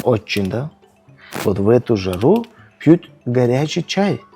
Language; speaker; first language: Russian; non-native, local second language; Tajik